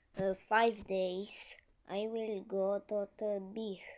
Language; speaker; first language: English; non-native, learner; Romanian